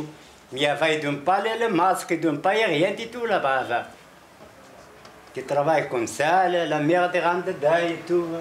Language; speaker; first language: French; non-native, learner; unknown